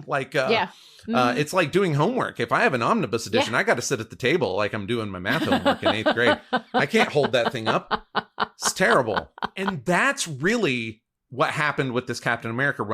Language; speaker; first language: English; native; English